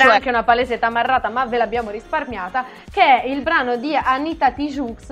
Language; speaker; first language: Italian; native; Italian